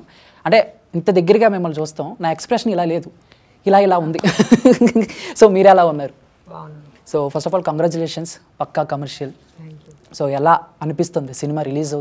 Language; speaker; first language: Telugu; native; Telugu